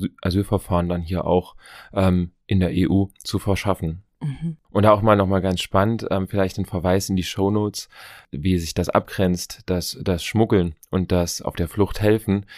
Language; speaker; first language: German; native; German